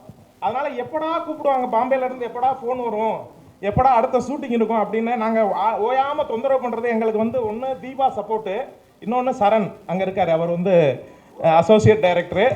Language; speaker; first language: Tamil; native; Tamil